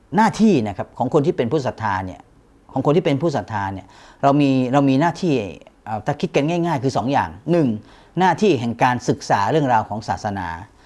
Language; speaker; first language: Thai; native; Thai